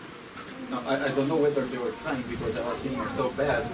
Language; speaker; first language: English; non-native, fluent; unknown